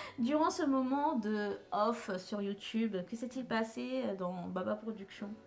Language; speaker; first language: French; non-native, local second language; Haitian Creole